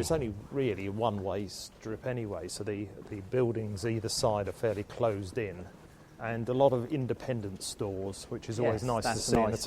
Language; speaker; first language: English; native; English